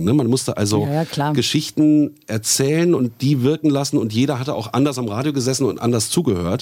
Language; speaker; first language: German; native; German